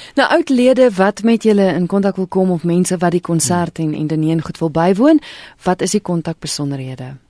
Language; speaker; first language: Afrikaans; native; Afrikaans